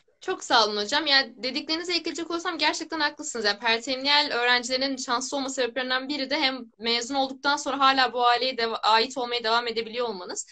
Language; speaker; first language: Turkish; native; Turkish